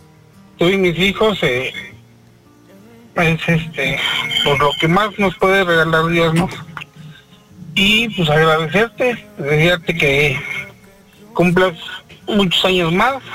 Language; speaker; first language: Spanish; native; Spanish